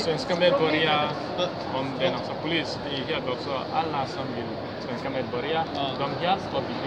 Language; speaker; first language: Swedish; non-native, learner; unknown